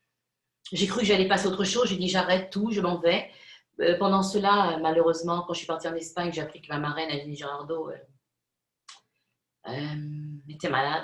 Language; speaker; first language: French; non-native, fluent; Spanish